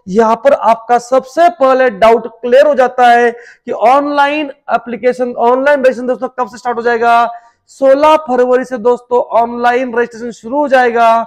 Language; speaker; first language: Hindi; non-native, local second language; Marathi